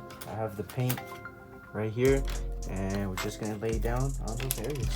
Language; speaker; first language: English; native; English